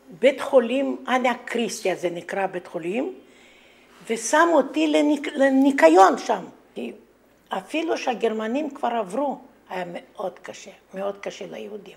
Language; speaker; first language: Hebrew; non-native, fluent; Romanian